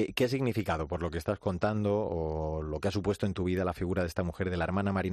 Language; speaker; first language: Spanish; native; Spanish